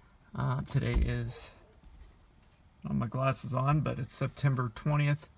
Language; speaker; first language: English; native; English